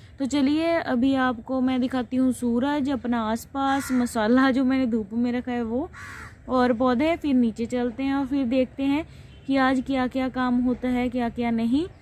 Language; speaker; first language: Hindi; non-native, local second language; Punjabi